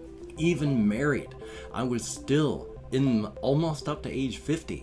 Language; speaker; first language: English; native; English